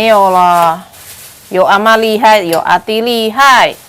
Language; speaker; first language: Chinese; non-native, learner; Javanese